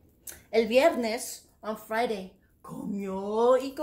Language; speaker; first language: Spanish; non-native, fluent; English